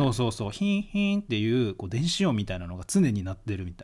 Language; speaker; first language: Japanese; native; Japanese